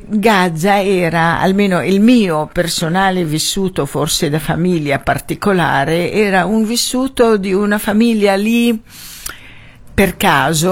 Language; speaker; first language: Italian; non-native, fluent; Arabic